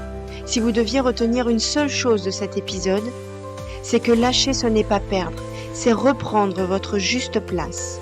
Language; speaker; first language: French; native; French